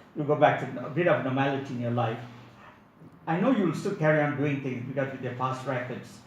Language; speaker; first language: English; non-native, local second language; Tamil